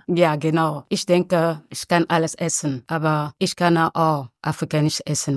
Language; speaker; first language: German; non-native, learner; French